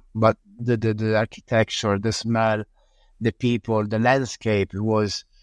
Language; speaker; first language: English; non-native, fluent; Italian